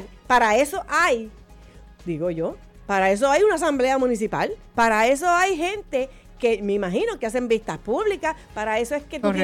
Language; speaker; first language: Spanish; native; Spanish